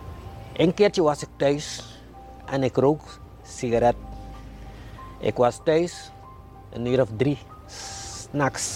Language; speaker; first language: Dutch; non-native, fluent; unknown